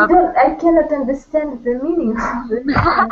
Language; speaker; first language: English; non-native, learner; Russian